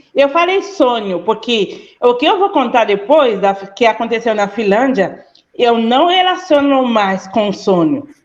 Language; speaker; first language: Portuguese; non-native, fluent; Haitian Creole